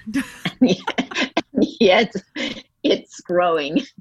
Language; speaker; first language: English; non-native, fluent; French